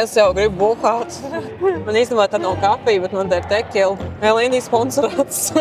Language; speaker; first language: Latvian; native; Latvian